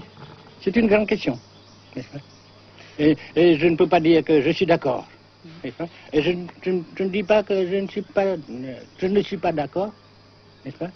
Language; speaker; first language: French; non-native, local second language; Vietnamese